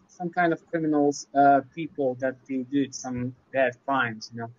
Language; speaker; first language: English; non-native, learner; Arabic